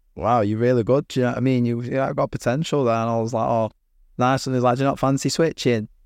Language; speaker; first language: English; native; English